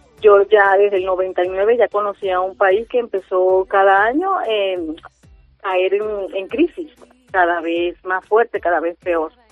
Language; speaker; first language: Spanish; native; Spanish